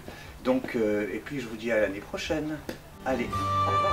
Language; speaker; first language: French; native; French